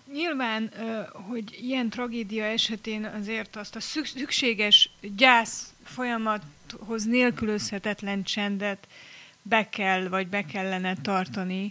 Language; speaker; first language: Hungarian; native; Hungarian